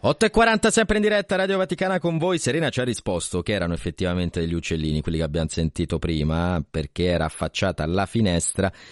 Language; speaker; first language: Italian; native; Italian